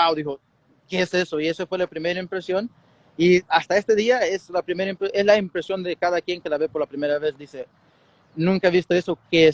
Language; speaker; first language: Spanish; early bilingual, heritage; Spanish